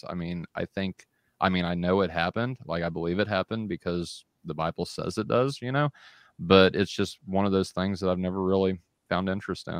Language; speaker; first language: English; native; English